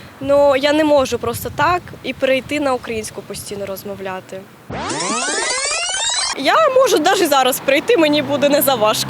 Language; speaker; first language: Ukrainian; non-native, local second language; Russian